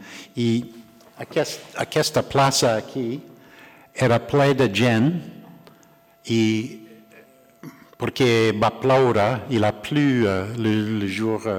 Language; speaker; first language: Catalan; non-native, learner; English